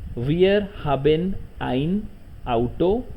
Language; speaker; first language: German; non-native, learner; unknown